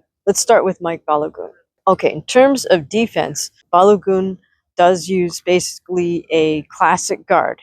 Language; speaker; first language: English; native; English